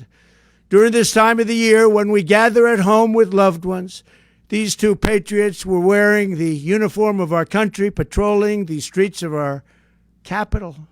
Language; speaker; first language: English; native; English